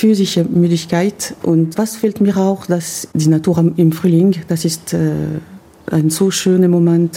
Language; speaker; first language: German; non-native, local second language; French